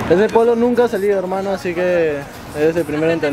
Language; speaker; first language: Spanish; native; Spanish